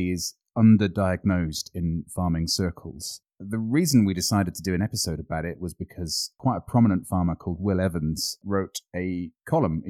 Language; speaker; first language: English; native; English